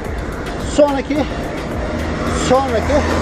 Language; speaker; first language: Turkish; native; Turkish